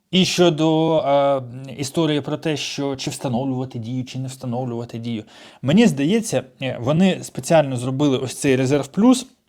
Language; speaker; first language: Ukrainian; non-native, local second language; Russian